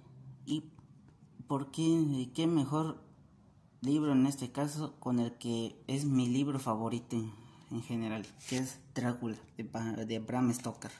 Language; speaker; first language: Spanish; native; Spanish